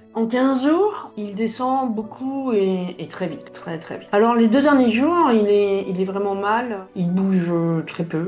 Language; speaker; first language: French; native; French